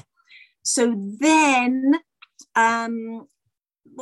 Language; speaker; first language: English; native; English